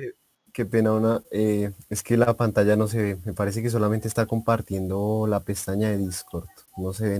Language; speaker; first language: Spanish; native; Spanish